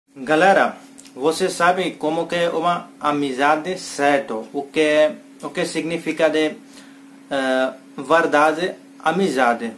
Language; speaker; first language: Portuguese; non-native, learner; Hindi